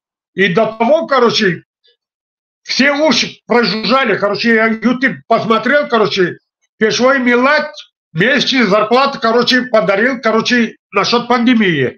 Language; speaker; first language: Russian; non-native, fluent; Tajik